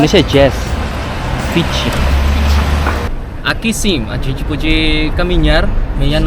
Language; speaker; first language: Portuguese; non-native, learner; Indonesian